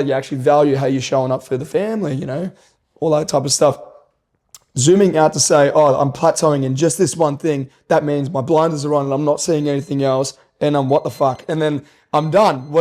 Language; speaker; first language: English; native; English